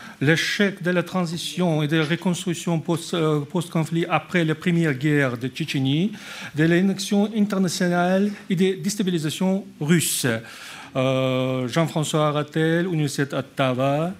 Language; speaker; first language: French; non-native, learner; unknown